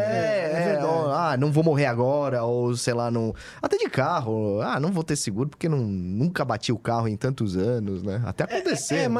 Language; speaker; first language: Portuguese; native; Portuguese